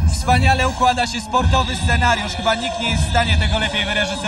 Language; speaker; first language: Polish; native; Polish